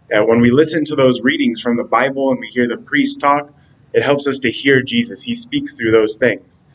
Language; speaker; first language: English; native; English